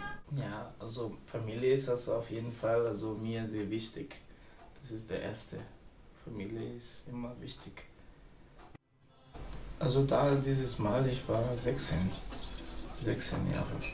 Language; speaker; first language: German; non-native, learner; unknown